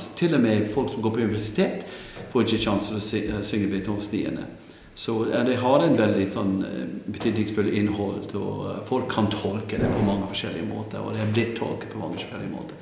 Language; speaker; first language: Norwegian; non-native, fluent; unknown